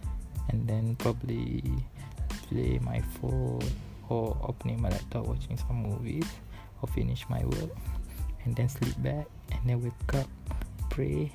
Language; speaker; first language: English; non-native, learner; Malay